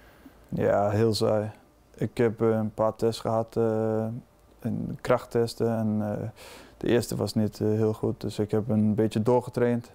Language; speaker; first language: Dutch; non-native, fluent; Danish